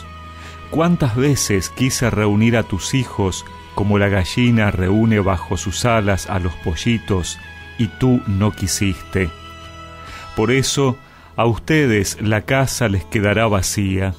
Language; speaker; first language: Spanish; native; Spanish